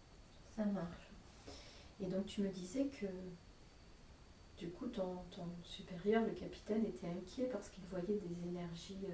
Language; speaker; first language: French; native; French